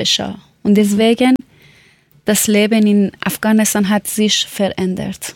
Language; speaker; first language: German; non-native, learner; Persian